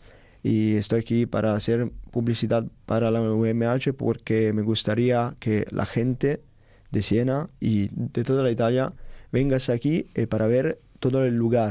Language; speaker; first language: Spanish; non-native, learner; Italian